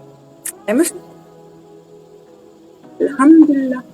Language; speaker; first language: English; non-native, learner; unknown